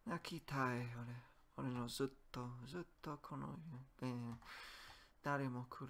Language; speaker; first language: Japanese; non-native, learner; English